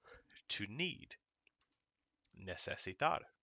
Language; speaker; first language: Spanish; non-native, fluent; English